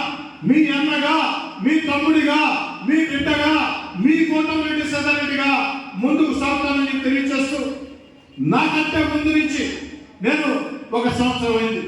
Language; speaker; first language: Telugu; native; Telugu